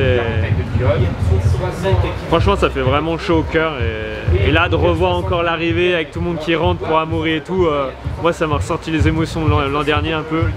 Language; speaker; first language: French; native; French